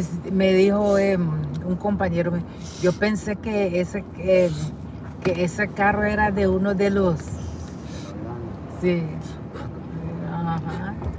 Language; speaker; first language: Spanish; native; Spanish